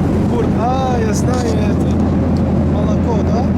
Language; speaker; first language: Russian; non-native, learner; French